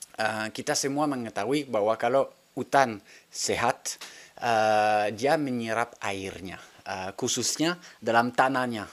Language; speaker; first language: Indonesian; non-native, fluent; French